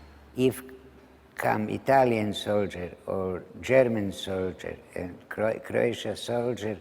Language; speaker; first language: English; non-native, learner; Ladino